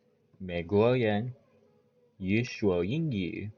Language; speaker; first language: Chinese; non-native, learner; English